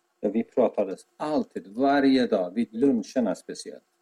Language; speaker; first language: Swedish; non-native, fluent; Azerbaijani